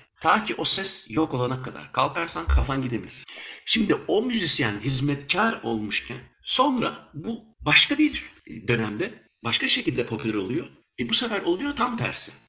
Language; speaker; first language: Turkish; early bilingual, heritage; Turkish